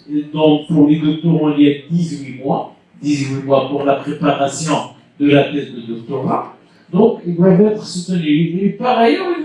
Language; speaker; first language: French; non-native, local second language; Arabic